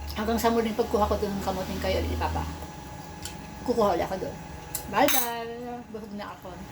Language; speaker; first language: Filipino; non-native, local second language; Bikol